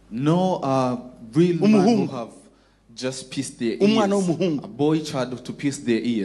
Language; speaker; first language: English; non-native, local second language; Kinyarwanda